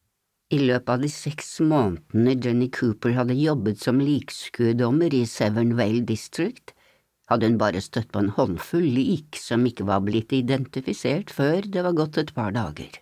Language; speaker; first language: Norwegian; native; Norwegian